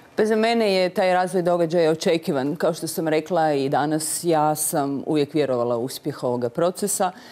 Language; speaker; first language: Croatian; native; Croatian